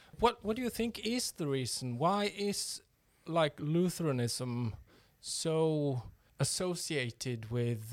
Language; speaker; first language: English; non-native, fluent; Norwegian